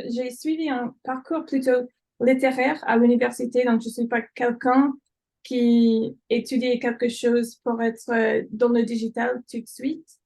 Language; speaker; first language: French; non-native, fluent; English